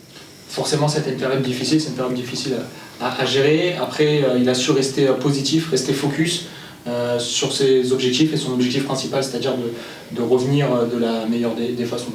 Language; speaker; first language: French; native; French